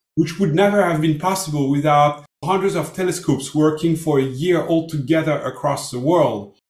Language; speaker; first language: English; non-native, fluent; French